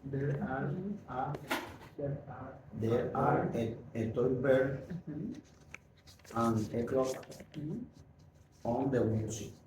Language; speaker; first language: English; non-native, learner; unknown